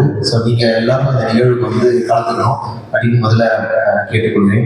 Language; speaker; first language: Tamil; native; Tamil